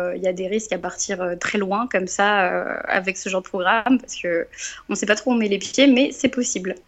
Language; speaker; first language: French; native; French